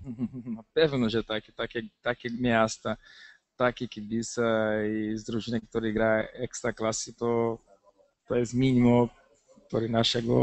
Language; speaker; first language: Polish; non-native, learner; Portuguese